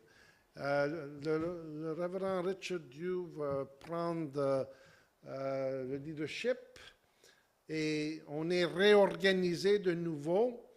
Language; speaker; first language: French; native; French